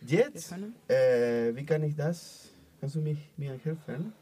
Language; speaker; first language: German; non-native, learner; Spanish